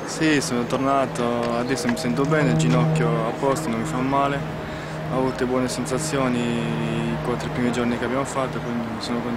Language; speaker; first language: Italian; non-native, fluent; French